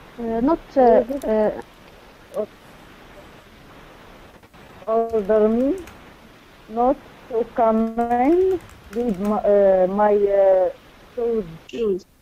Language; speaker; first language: English; non-native, fluent; Arabic